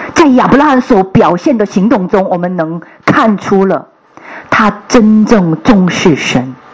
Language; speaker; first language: Chinese; non-native, fluent; Korean